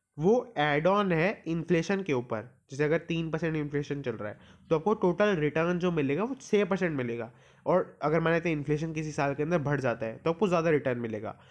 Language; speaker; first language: Hindi; native; Hindi